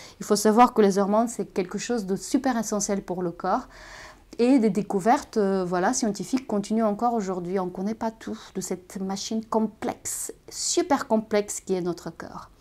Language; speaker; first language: French; non-native, fluent; Bulgarian